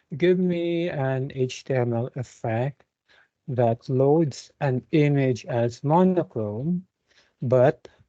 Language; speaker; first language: English; non-native, local second language; Filipino